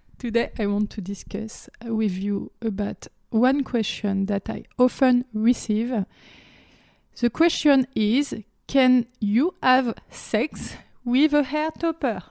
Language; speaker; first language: English; non-native, learner; French